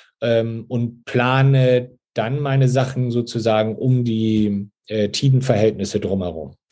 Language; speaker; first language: German; native; German